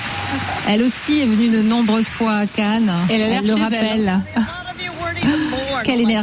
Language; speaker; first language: French; native; French